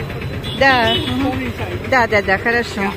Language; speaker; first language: Russian; native; Russian